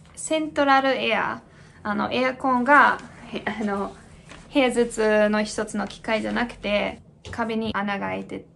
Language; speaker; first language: Japanese; non-native, fluent; English